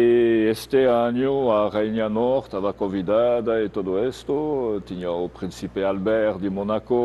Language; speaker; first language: Portuguese; non-native, fluent; French